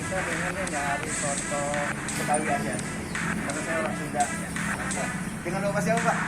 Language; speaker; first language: Indonesian; non-native, local second language; Sundanese